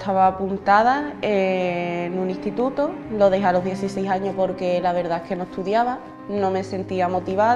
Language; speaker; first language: Spanish; native; Spanish